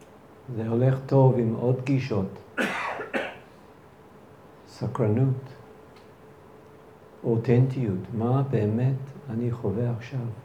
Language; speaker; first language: Hebrew; non-native, fluent; English